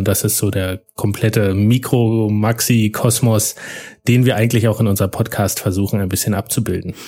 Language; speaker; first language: German; native; German